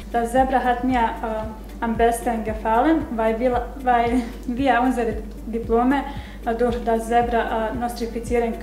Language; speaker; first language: German; non-native, learner; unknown